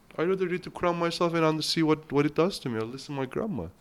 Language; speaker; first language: English; non-native, fluent; Turkish